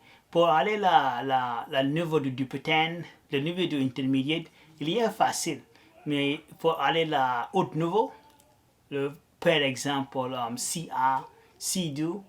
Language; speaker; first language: French; non-native, learner; Arabic